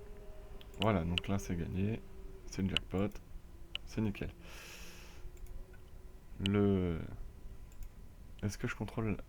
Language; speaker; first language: French; native; French